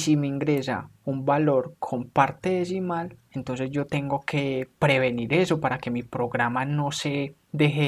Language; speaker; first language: Spanish; native; Spanish